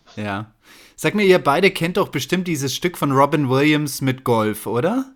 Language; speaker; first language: German; native; German